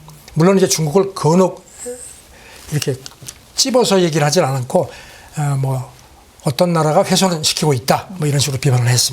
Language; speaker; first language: Korean; native; Korean